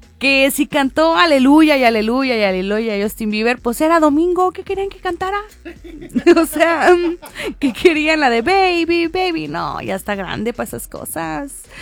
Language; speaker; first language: Spanish; native; Spanish